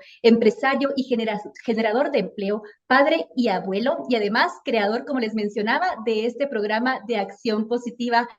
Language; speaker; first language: Spanish; native; Spanish